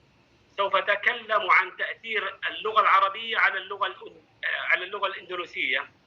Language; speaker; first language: Arabic; non-native, fluent; Indonesian